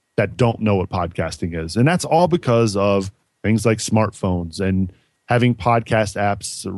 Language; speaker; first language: English; native; English